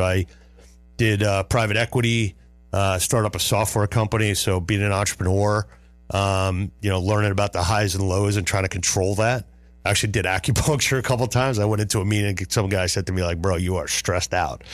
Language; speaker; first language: English; native; English